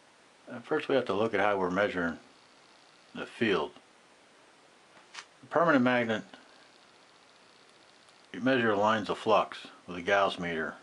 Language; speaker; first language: English; native; English